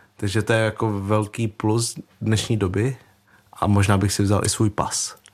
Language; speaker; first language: Czech; early bilingual, other home language; Vietnamese